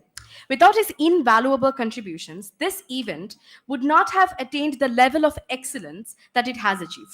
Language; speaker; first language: English; non-native, local second language; Bangla